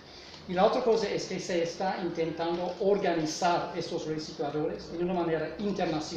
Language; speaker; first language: Spanish; non-native, fluent; English